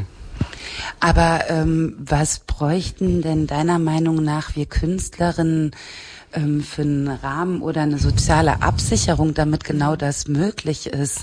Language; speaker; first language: German; native; German